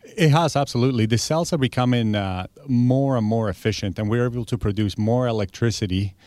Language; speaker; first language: English; early bilingual, other home language; Spanish